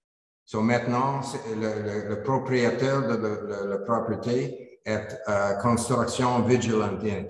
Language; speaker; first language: French; non-native, learner; English